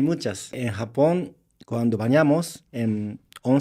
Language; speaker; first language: Spanish; non-native, learner; Japanese